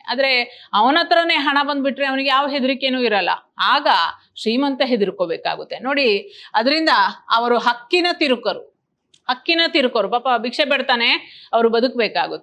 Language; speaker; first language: Kannada; native; Kannada